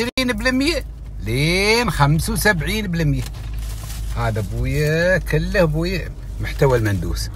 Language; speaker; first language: Arabic; native; Arabic